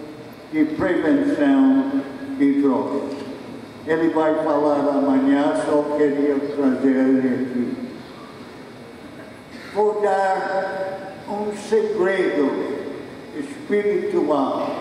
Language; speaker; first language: Portuguese; non-native, fluent; English